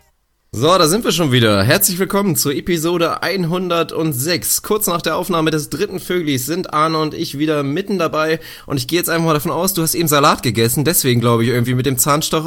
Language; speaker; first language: German; native; German